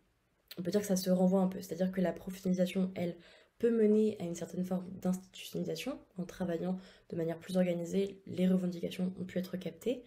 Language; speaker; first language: French; native; French